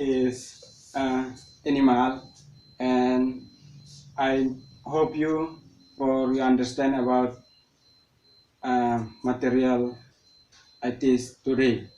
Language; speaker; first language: English; non-native, learner; Indonesian